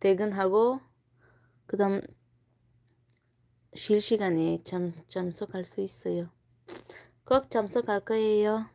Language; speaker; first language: Korean; non-native, fluent; Tajik